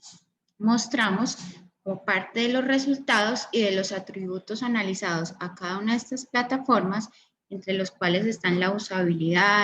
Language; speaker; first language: Spanish; native; Spanish